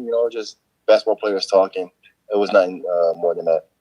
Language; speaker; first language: English; native; English